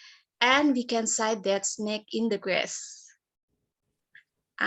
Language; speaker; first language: English; non-native, learner; Indonesian